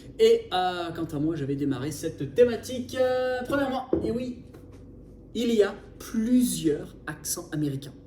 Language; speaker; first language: French; native; French